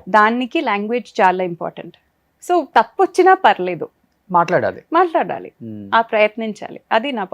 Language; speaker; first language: Telugu; non-native, learner; Malayalam